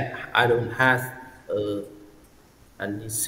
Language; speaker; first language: English; non-native, learner; Vietnamese